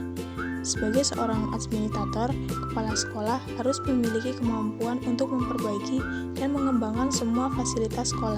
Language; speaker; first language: Indonesian; native; Indonesian